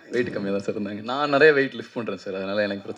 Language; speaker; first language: Tamil; native; Tamil